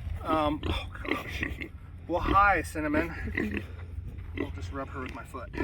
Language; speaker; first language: English; native; English